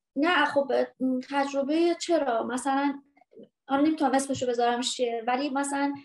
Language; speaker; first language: Persian; native; Persian